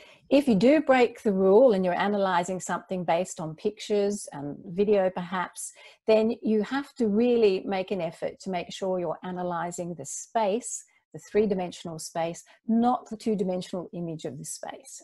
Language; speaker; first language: English; native; English